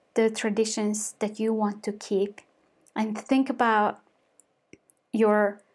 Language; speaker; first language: English; non-native, fluent; Mongolian